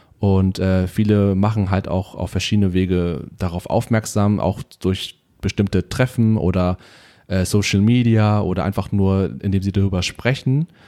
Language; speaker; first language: German; native; German